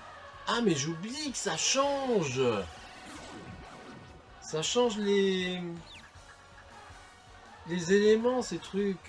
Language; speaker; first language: French; native; French